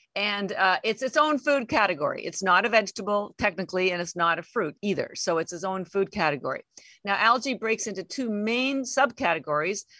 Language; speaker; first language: English; native; English